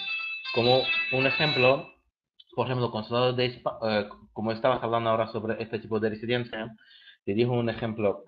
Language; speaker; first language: Spanish; native; Spanish